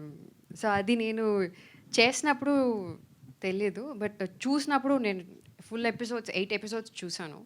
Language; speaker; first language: Telugu; non-native, fluent; Tamil